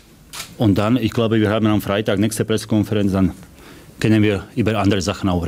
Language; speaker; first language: German; non-native, fluent; Slovak